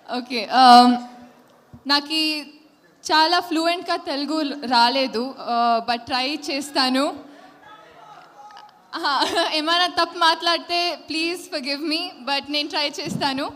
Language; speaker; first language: Telugu; non-native, learner; Kannada